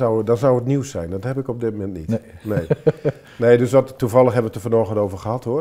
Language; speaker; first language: Dutch; native; Dutch